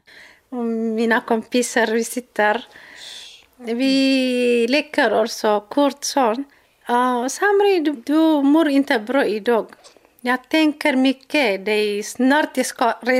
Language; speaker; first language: Swedish; non-native, learner; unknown